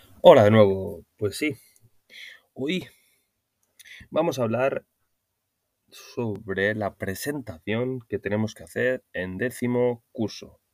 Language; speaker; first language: Spanish; non-native, learner; Norwegian